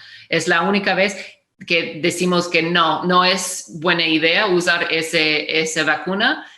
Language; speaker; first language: Spanish; non-native, fluent; English